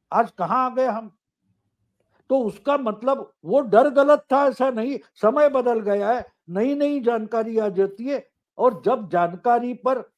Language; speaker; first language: Hindi; non-native, local second language; Marathi